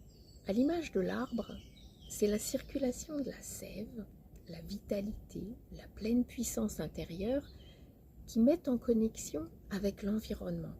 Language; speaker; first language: French; native; French